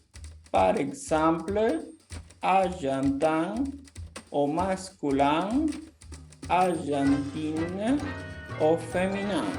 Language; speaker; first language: French; non-native, fluent; Portuguese